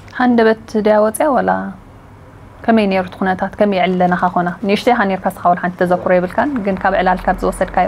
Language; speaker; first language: Tigrinya; native; Tigrinya